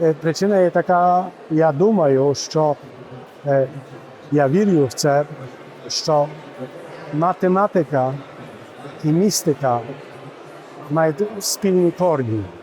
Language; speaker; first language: Ukrainian; early bilingual, heritage; Polish